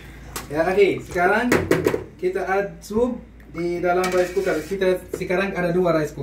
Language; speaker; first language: Indonesian; non-native, learner; Arabic